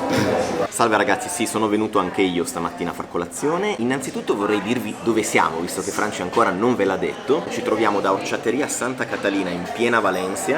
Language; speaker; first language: Italian; native; Italian